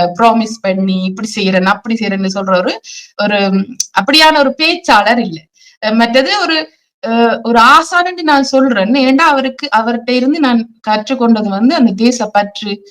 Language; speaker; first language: Tamil; early bilingual, heritage; Tamil